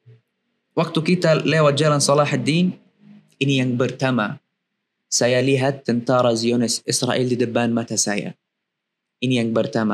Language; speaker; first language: Indonesian; non-native, learner; Arabic